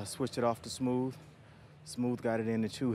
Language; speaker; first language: English; native; English